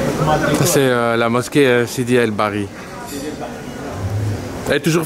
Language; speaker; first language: French; native; French